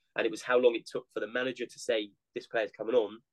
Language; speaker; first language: English; native; English